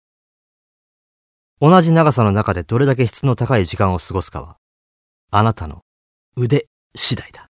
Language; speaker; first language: Japanese; native; Japanese